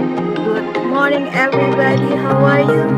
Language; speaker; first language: English; non-native, fluent; Indonesian